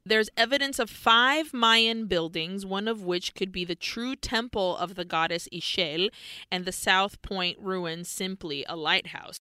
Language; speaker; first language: English; early bilingual, other home language; Spanish